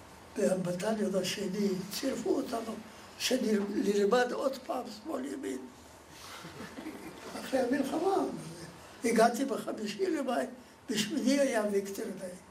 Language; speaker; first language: Hebrew; non-native, fluent; Polish